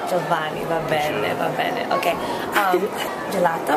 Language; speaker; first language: Italian; non-native, learner; English